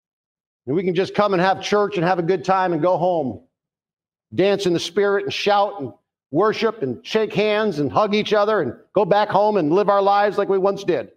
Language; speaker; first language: English; native; English